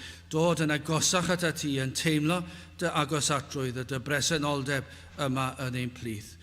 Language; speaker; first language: Welsh; native; Welsh